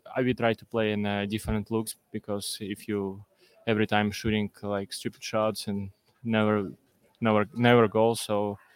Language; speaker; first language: English; non-native, learner; Russian